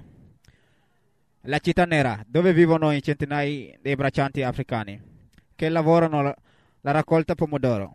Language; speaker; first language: Italian; non-native, fluent; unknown